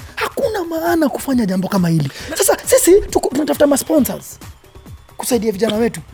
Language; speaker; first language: Swahili; native; Swahili